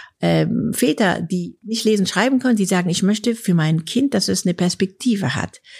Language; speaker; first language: German; non-native, fluent; Persian